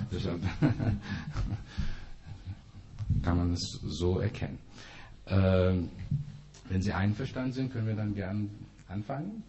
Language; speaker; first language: German; non-native, fluent; Persian